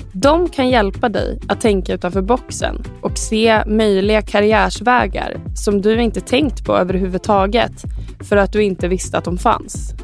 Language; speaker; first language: Swedish; native; Swedish